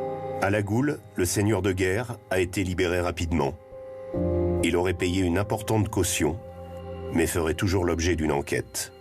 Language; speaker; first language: French; native; French